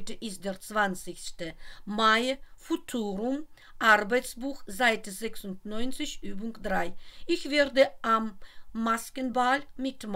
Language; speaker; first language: German; non-native, fluent; Russian